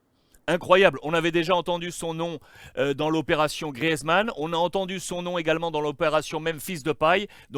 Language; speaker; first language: French; native; French